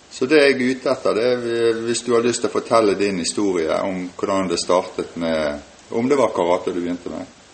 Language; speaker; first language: Norwegian; native; Norwegian